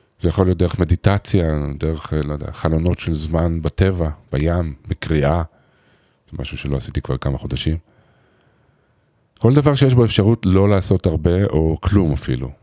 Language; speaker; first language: Hebrew; native; Hebrew